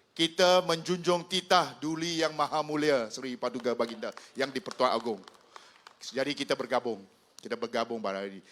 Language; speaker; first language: Malay; non-native, local second language; Chinese